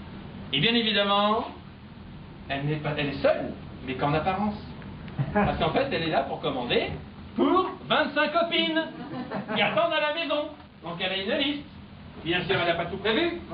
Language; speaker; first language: French; native; French